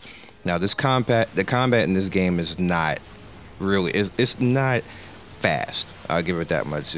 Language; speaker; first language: English; native; English